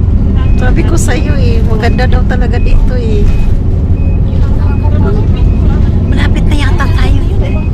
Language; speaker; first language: Filipino; non-native, local second language; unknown